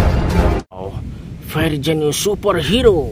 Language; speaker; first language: English; non-native, learner; Indonesian